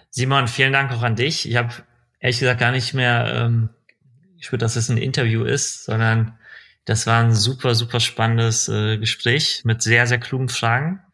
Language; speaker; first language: German; early bilingual, other home language; Persian